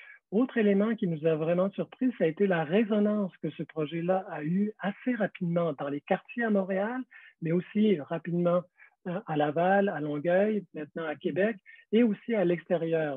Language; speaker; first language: French; native; French